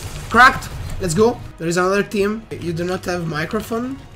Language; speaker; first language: English; non-native, fluent; Italian